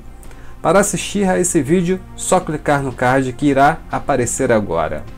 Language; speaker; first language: Portuguese; native; Portuguese